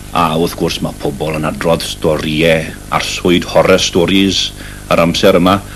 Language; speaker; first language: Welsh; native; Welsh